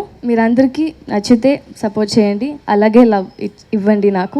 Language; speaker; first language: Telugu; non-native, learner; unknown